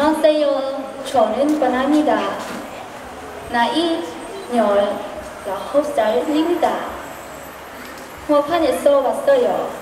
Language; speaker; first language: Korean; non-native, learner; Hmong